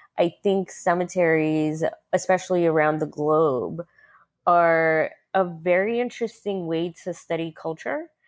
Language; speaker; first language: English; early bilingual, other home language; Russian